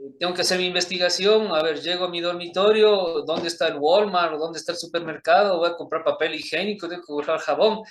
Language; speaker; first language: Spanish; early bilingual, other home language; Chinese